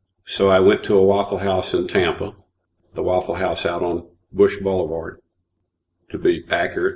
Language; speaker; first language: English; native; English